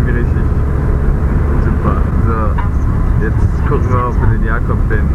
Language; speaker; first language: German; native; German